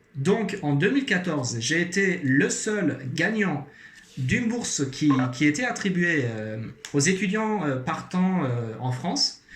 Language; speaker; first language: French; non-native, fluent; Azerbaijani